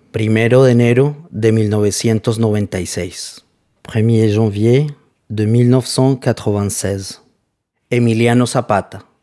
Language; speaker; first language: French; non-native, fluent; Spanish